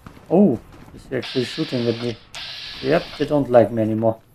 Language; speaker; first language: English; non-native, fluent; German